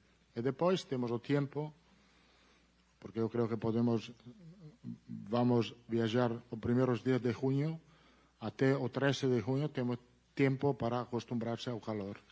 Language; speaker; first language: Portuguese; non-native, learner; Italian